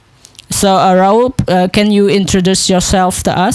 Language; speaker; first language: English; non-native, local second language; Indonesian